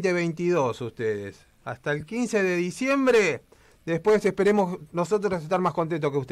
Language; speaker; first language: Spanish; native; Spanish